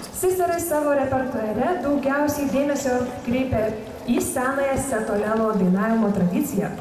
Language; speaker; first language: Lithuanian; native; Lithuanian